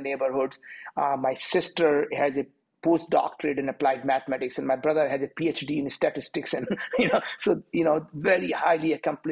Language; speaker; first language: English; non-native, local second language; Hindi